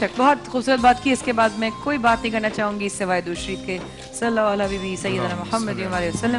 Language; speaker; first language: Urdu; native; Urdu